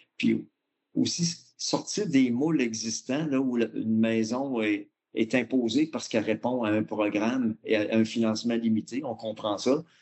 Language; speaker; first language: French; native; French